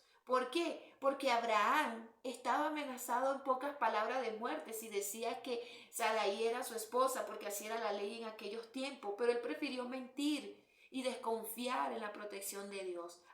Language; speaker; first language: Spanish; native; Spanish